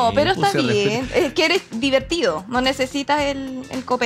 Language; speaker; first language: Spanish; native; Spanish